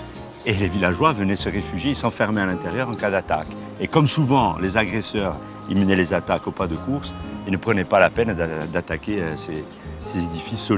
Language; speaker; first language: French; native; French